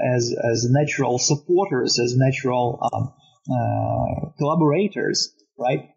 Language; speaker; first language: English; non-native, fluent; Romanian